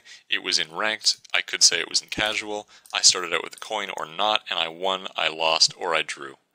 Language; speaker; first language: English; native; English